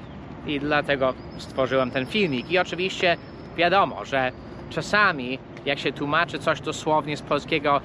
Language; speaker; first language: Polish; non-native, fluent; English